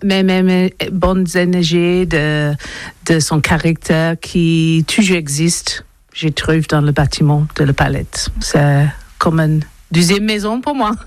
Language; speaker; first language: French; non-native, learner; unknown